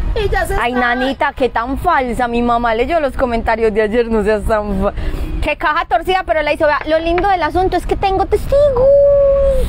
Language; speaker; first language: Spanish; native; Spanish